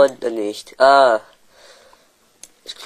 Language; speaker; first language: German; non-native, learner; French